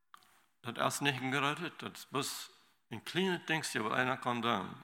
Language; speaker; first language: German; non-native, learner; Low German